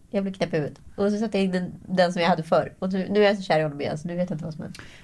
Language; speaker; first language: Swedish; native; Swedish